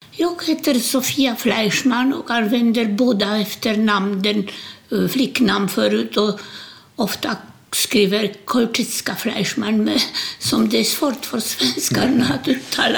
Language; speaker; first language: Swedish; non-native, fluent; Polish